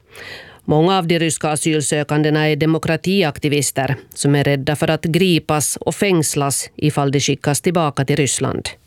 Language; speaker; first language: Swedish; native; Swedish